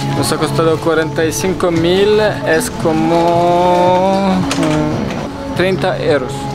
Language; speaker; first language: Spanish; non-native, learner; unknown